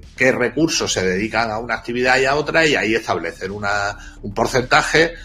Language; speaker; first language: Spanish; native; Spanish